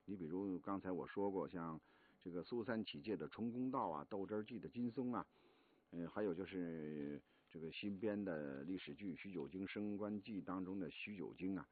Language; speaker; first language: Chinese; native; Chinese